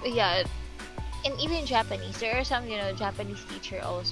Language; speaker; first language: English; non-native, local second language; Filipino